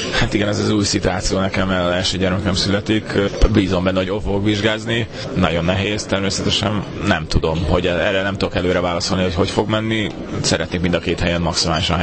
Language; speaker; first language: Hungarian; native; Hungarian